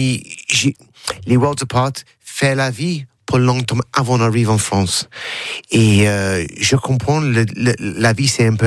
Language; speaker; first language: French; non-native, learner; English